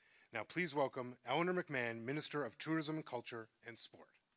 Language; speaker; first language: English; native; English